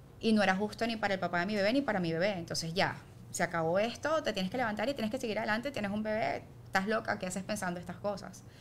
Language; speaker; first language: Spanish; native; Spanish